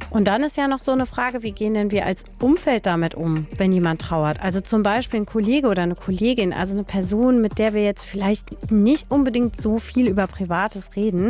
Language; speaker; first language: German; native; German